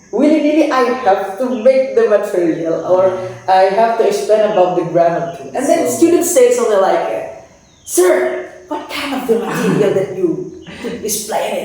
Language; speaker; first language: English; non-native, fluent; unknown